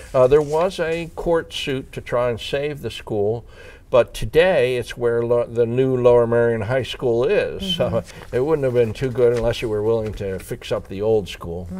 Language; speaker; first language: English; native; English